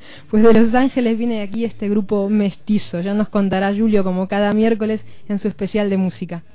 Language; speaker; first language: Spanish; native; Spanish